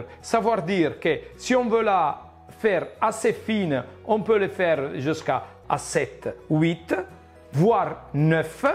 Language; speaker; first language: French; non-native, fluent; Italian